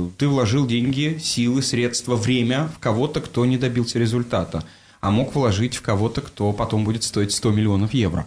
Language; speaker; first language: Russian; native; Russian